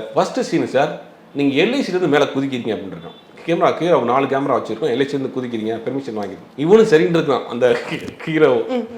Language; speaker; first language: Tamil; native; Tamil